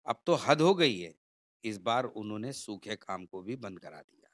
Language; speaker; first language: Hindi; native; Hindi